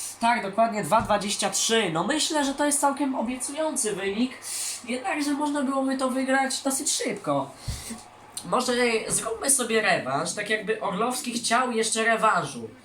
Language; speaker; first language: Polish; native; Polish